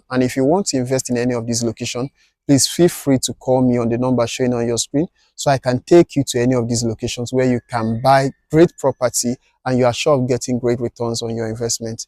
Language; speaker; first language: English; non-native, local second language; Igbo